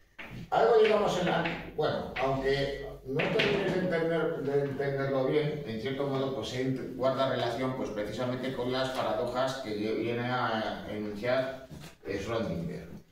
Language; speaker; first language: Spanish; native; Spanish